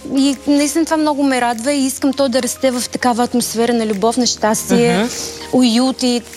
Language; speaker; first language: Bulgarian; early bilingual, heritage; Bulgarian